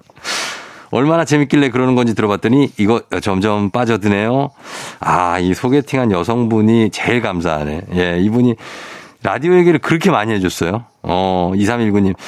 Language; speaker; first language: Korean; native; Korean